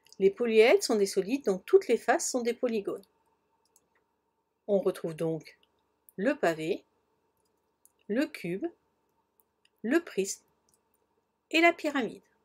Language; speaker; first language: French; native; French